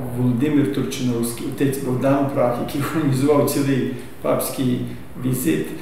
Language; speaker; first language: Ukrainian; early bilingual, heritage; Ukrainian